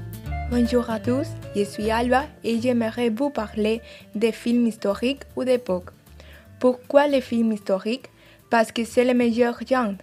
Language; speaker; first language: French; non-native, fluent; Spanish